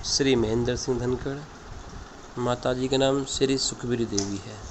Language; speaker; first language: Hindi; native; Hindi